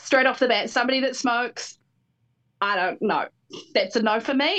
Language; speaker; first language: English; native; English